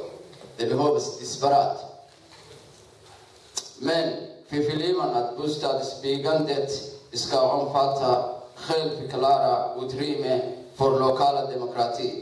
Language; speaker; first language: Swedish; non-native, learner; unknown